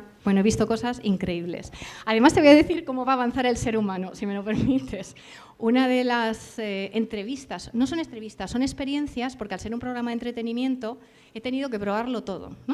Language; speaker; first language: Spanish; native; Spanish